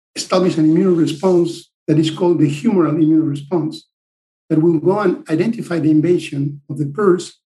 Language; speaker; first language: English; non-native, fluent; Spanish